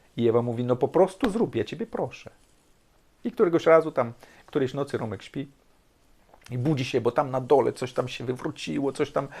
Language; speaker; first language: Polish; early bilingual, heritage; Polish